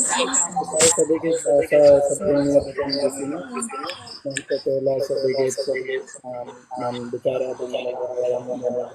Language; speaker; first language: Indonesian; non-native, learner; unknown